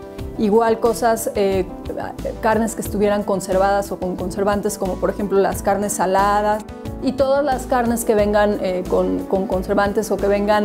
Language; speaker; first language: Spanish; native; Spanish